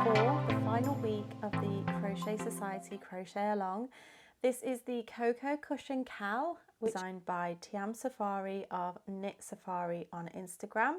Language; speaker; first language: English; native; English